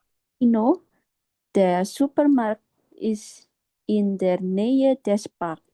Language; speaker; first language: German; non-native, learner; Indonesian